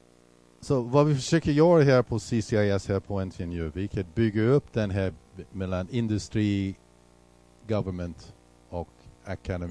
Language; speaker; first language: Swedish; non-native, fluent; English